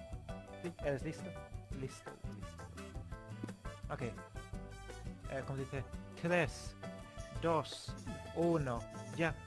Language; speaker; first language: Spanish; non-native, learner; English